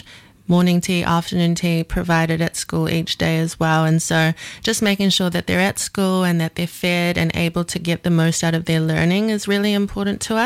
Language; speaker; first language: English; native; English